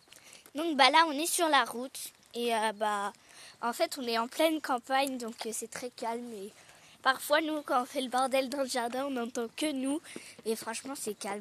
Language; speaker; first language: French; native; French